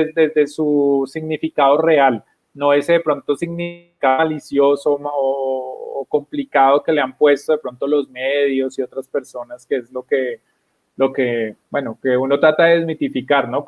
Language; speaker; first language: Spanish; native; Spanish